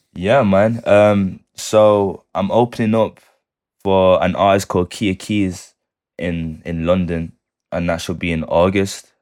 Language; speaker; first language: English; native; English